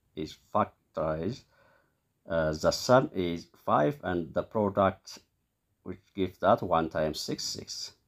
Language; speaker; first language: English; non-native, local second language; Amharic